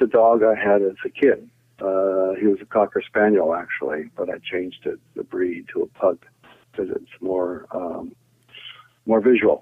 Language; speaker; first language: English; native; English